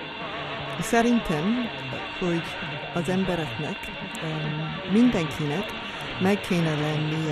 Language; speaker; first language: Hungarian; non-native, fluent; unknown